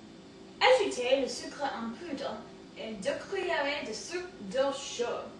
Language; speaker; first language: French; non-native, learner; English